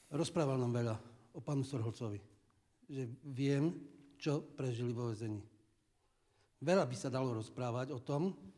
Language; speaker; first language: Slovak; native; Slovak